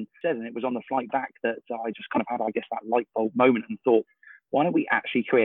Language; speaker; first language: English; native; English